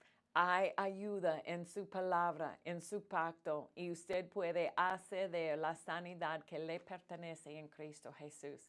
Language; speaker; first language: Spanish; non-native, fluent; English